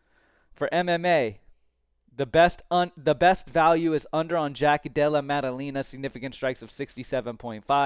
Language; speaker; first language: English; native; English